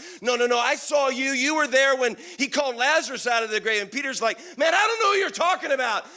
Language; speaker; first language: English; native; English